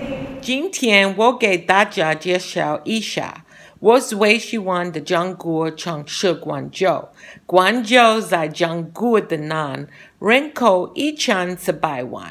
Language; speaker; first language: Chinese; non-native, learner; English